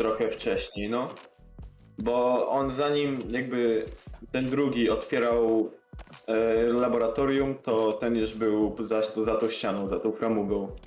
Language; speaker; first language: Polish; native; Polish